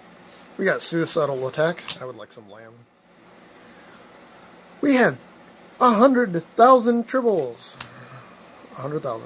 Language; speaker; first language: English; native; English